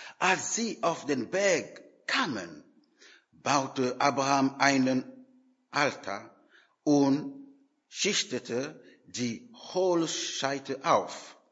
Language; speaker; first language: German; non-native, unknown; French